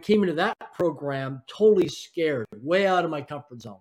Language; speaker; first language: English; native; English